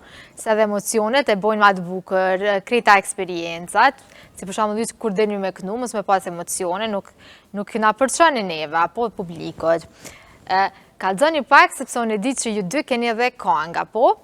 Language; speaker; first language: Albanian; native; Albanian